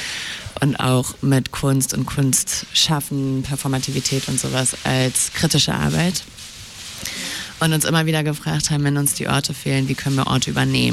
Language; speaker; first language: German; native; German